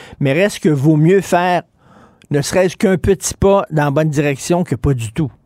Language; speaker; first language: French; native; French